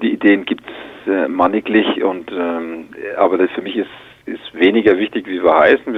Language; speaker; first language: German; native; German